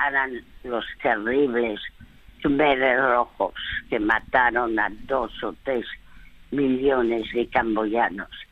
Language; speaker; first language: Spanish; early bilingual, other home language; French